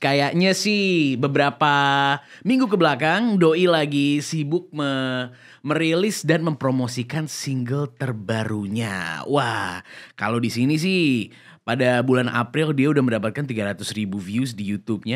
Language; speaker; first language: Indonesian; native; Indonesian